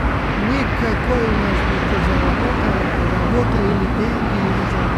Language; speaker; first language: Russian; non-native, local second language; Tajik